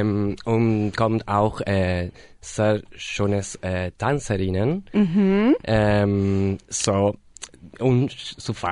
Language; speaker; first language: German; non-native, learner; Spanish